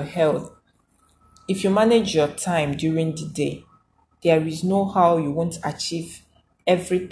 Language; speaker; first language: English; non-native, local second language; Igbo